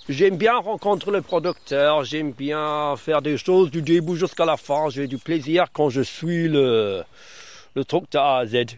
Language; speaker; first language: French; early bilingual, other home language; English